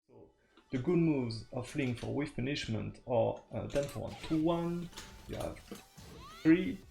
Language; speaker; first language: English; non-native, fluent; French